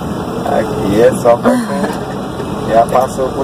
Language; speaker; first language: Portuguese; native; Portuguese